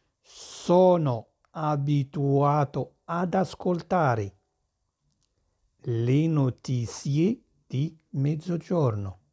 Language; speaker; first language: Italian; non-native, fluent; Arabic